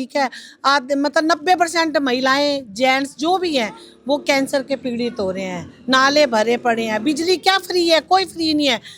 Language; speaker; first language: Hindi; native; Hindi